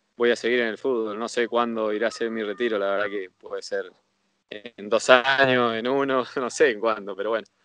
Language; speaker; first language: Spanish; native; Spanish